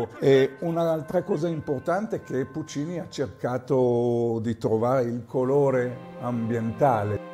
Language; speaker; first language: Italian; non-native, fluent; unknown